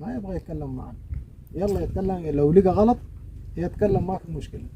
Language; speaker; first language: Arabic; native; Arabic